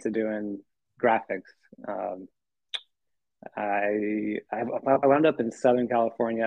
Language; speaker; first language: English; native; English